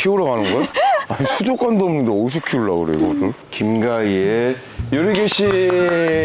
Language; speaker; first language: Korean; native; Korean